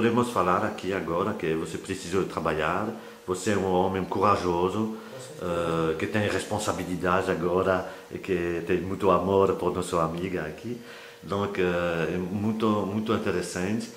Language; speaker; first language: Portuguese; non-native, fluent; French